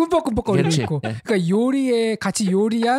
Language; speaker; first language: Korean; native; Korean